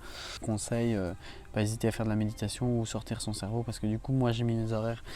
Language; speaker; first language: French; native; French